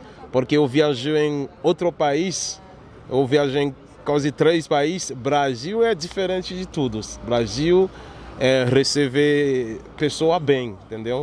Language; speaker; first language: Portuguese; non-native, learner; Haitian Creole